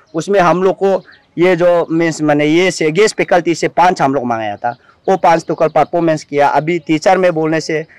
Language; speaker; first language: Hindi; non-native, local second language; Nyishi